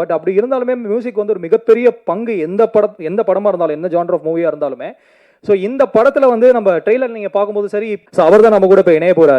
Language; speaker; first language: Tamil; native; Tamil